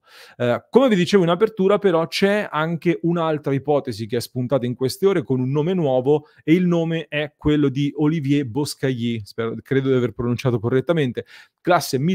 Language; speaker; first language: Italian; native; Italian